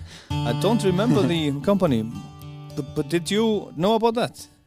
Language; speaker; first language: English; non-native, fluent; Icelandic